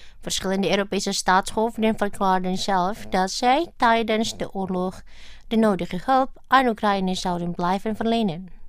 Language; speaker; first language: Dutch; non-native, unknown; Indonesian